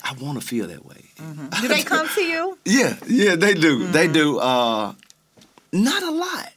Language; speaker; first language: English; native; English